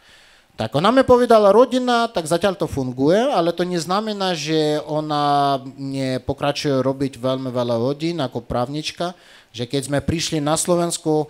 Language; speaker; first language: Slovak; non-native, fluent; Russian